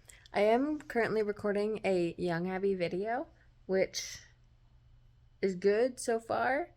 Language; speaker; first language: English; native; English